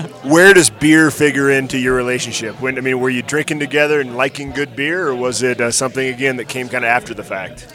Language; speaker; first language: English; native; English